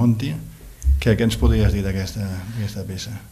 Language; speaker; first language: Catalan; native; Catalan